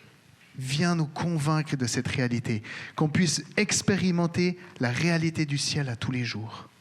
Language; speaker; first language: French; native; French